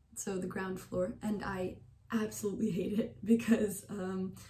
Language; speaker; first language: English; native; English